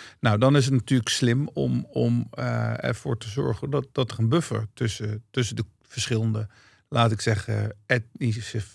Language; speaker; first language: Dutch; early bilingual, other home language; Turkish